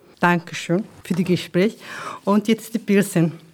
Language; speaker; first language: German; non-native, learner; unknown